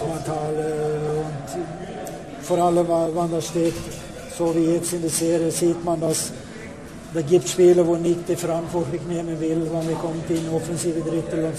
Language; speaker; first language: German; non-native, fluent; Swedish